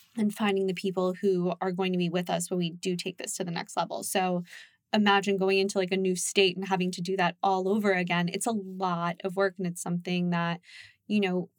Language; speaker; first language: English; early bilingual, other home language; Japanese